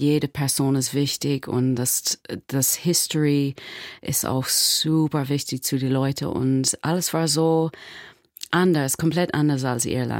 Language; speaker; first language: German; non-native, fluent; English